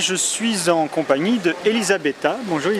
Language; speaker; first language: French; native; French